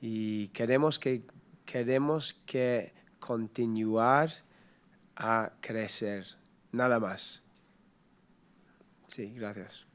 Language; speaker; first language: Spanish; non-native, learner; English